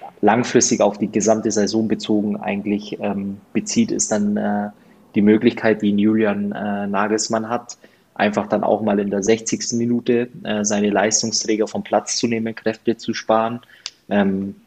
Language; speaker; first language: German; native; German